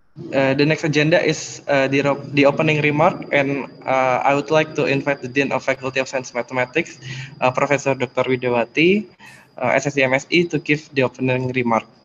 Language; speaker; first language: English; non-native, fluent; Indonesian